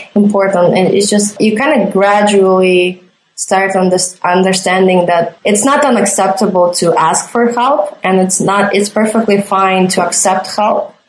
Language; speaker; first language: English; non-native, fluent; Latvian